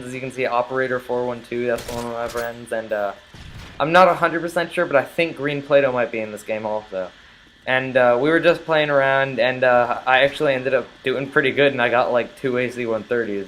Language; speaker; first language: English; native; English